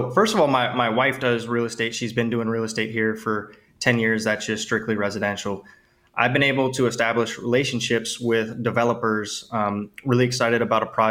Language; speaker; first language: English; native; English